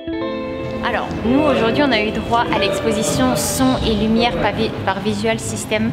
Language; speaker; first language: French; native; French